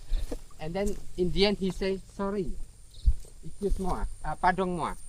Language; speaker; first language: English; non-native, learner; Indonesian